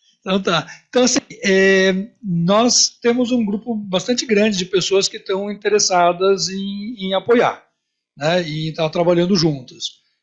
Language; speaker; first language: Portuguese; native; Portuguese